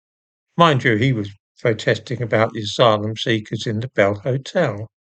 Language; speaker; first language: English; native; English